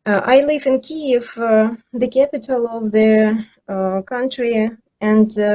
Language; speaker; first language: English; non-native, learner; Ukrainian